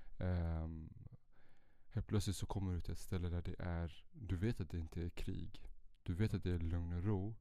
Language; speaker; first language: Swedish; early bilingual, other home language; Central Kurdish